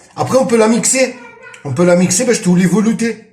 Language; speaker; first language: French; non-native, local second language; Arabic